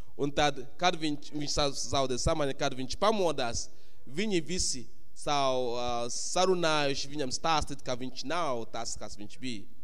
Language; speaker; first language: Latvian; non-native, fluent; English